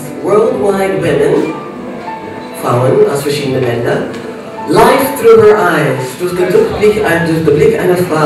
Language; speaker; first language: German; non-native, fluent; English